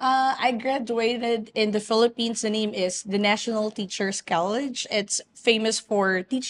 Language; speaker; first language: English; non-native, fluent; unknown